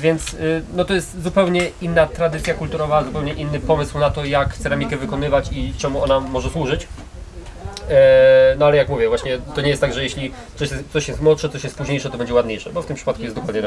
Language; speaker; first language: Polish; native; Polish